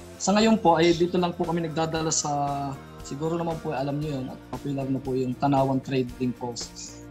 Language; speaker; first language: Filipino; native; Filipino